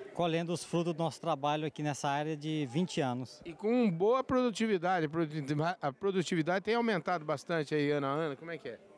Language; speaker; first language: Portuguese; native; Portuguese